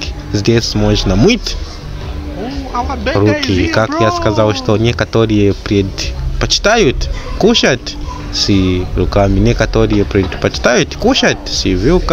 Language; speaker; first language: Russian; non-native, learner; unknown